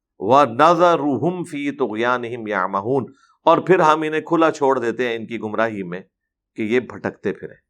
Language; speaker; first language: Urdu; non-native, local second language; Punjabi